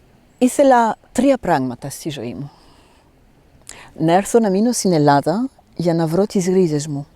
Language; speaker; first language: Greek; non-native, fluent; French